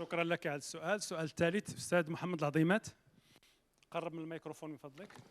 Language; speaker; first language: Arabic; native; Arabic